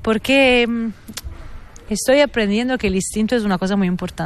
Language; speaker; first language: Spanish; non-native, fluent; Italian